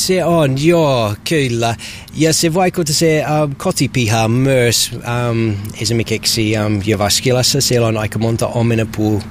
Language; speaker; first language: Finnish; non-native, learner; English